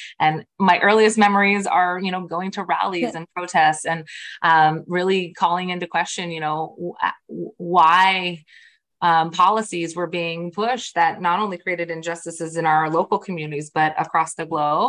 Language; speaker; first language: English; early bilingual, other home language; Spanish